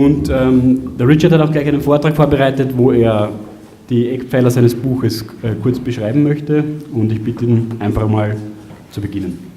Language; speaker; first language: German; native; German